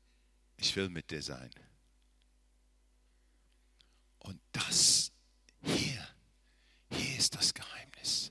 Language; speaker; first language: German; non-native, fluent; English